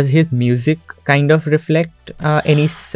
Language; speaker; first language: English; non-native, local second language; Marathi